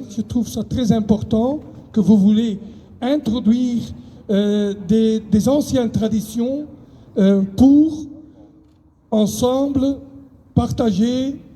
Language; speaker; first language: French; non-native, local second language; Dutch